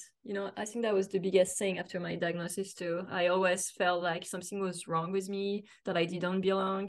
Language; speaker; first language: English; non-native, fluent; French